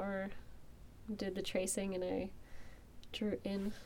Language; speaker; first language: English; native; English